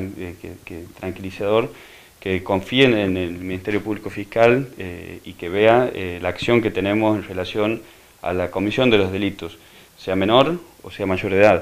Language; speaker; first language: Spanish; native; Spanish